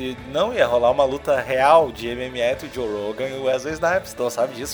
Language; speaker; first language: Portuguese; native; Portuguese